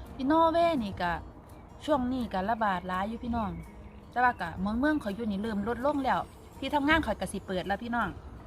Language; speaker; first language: Thai; native; Thai